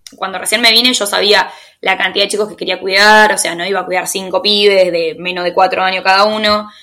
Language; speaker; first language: Spanish; native; Spanish